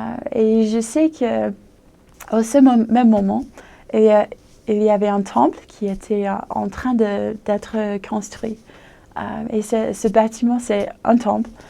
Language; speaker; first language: French; non-native, fluent; English